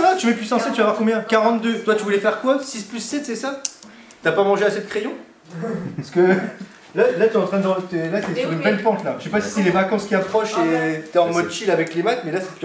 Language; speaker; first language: French; native; French